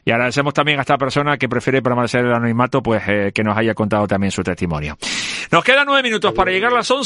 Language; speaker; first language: Spanish; native; Spanish